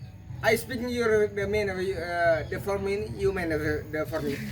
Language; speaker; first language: English; non-native, learner; Indonesian